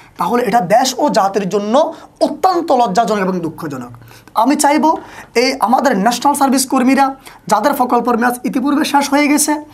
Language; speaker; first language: Bangla; native; Bangla